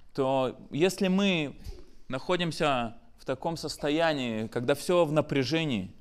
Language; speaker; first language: Russian; native; Russian